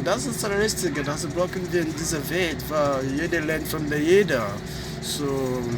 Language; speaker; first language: German; non-native, learner; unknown